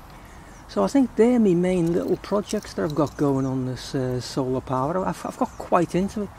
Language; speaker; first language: English; native; English